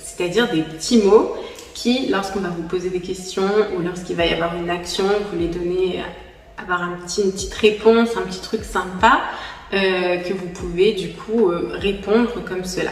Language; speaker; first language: French; native; French